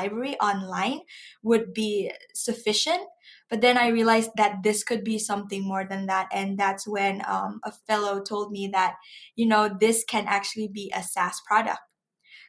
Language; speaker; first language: English; non-native, local second language; Malay